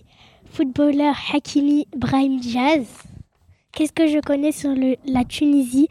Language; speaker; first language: French; early bilingual, other home language; Arabic